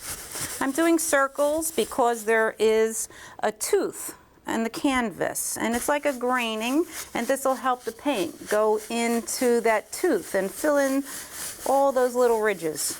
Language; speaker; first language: English; native; English